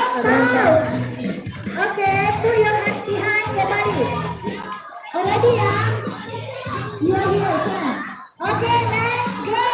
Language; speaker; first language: English; non-native, learner; Indonesian